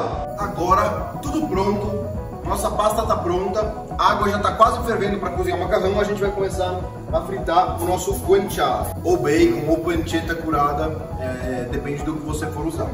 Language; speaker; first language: Portuguese; native; Portuguese